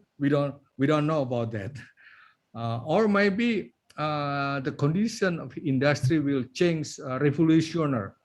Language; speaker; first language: English; non-native, learner; Indonesian